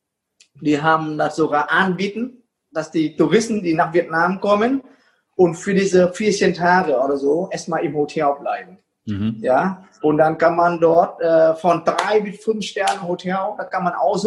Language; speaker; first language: German; non-native, fluent; Vietnamese